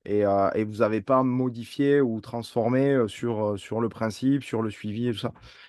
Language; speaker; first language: French; native; French